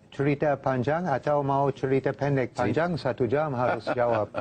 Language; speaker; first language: Indonesian; non-native, fluent; English